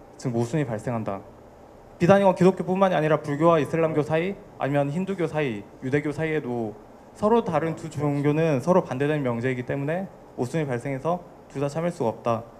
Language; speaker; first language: Korean; native; Korean